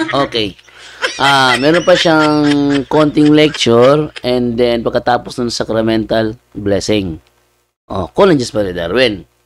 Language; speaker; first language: Filipino; native; Filipino